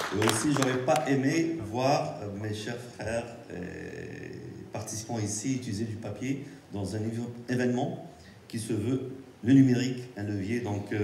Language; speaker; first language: French; non-native, local second language; Arabic